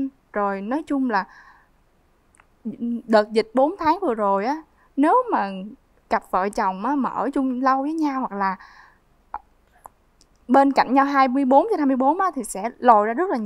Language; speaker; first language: Vietnamese; native; Vietnamese